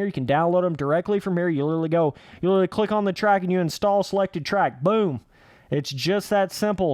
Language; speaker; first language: English; native; English